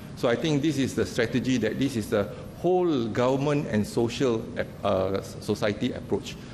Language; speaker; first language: English; non-native, local second language; Malay